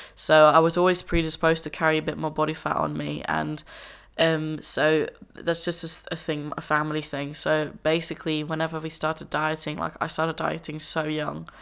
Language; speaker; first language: English; non-native, fluent; Dutch